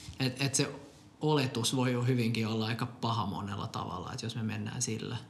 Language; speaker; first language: Finnish; non-native, local second language; Swedish